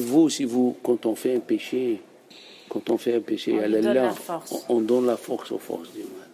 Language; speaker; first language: French; native; French